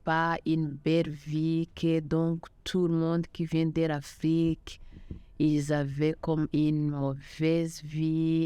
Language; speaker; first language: French; non-native, local second language; Kinyarwanda